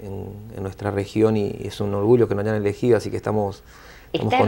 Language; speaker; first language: Spanish; native; Spanish